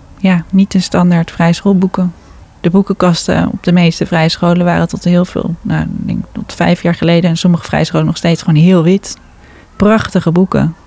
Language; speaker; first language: Dutch; native; Dutch